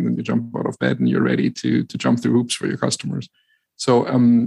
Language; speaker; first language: English; non-native, fluent; German